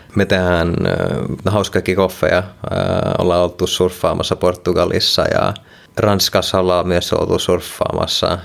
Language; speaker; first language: Finnish; non-native, local second language; Swedish